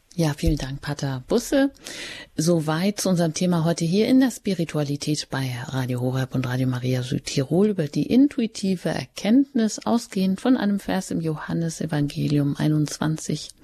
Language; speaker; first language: German; native; German